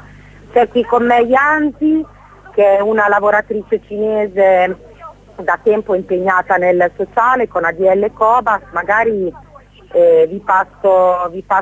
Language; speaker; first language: Italian; native; Italian